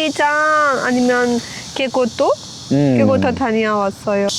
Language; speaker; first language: Korean; non-native, learner; Persian